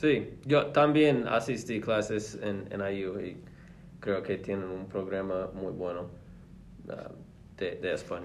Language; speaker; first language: Spanish; non-native, fluent; English